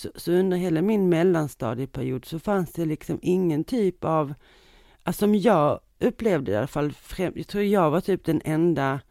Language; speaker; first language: Swedish; native; Swedish